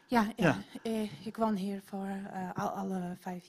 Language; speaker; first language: Dutch; non-native, learner; Ukrainian